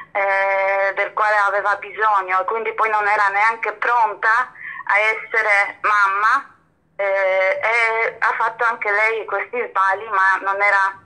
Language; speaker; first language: Italian; non-native, fluent; Polish